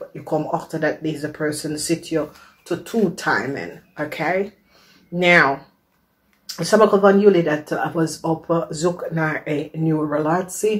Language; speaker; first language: Dutch; non-native, learner; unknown